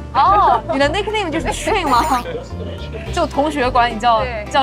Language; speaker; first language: Chinese; native; Chinese